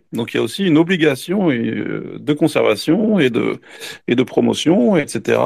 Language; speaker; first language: French; native; French